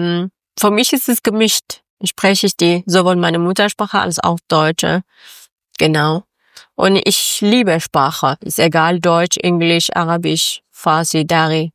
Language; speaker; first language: German; non-native, learner; Persian